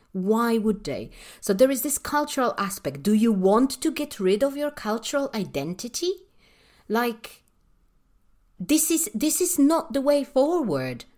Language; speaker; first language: English; non-native, fluent; Polish